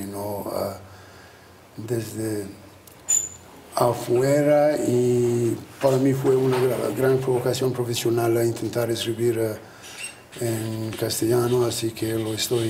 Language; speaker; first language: Spanish; non-native, fluent; Albanian